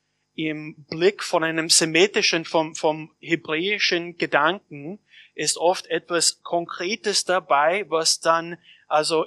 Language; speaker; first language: German; non-native, fluent; English